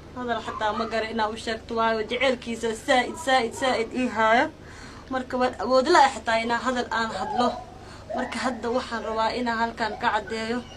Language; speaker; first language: Somali; early bilingual, heritage; Somali